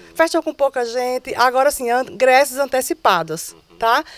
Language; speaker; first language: Portuguese; native; Portuguese